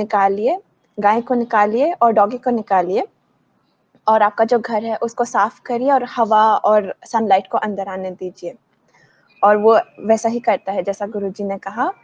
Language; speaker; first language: Hindi; native; Hindi